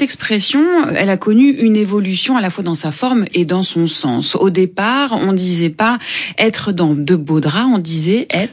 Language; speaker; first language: French; native; French